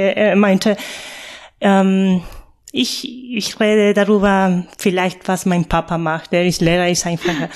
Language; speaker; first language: German; non-native, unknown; Spanish